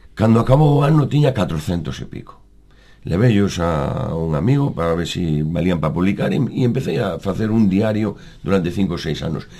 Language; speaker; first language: Galician; native; Galician